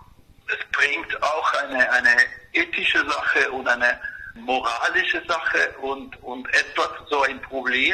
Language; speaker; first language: German; non-native, fluent; Spanish